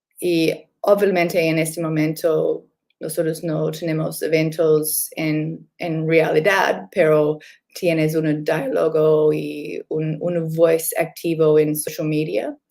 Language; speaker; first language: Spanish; non-native, learner; English